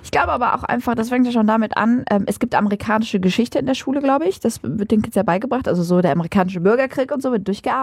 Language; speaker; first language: German; native; German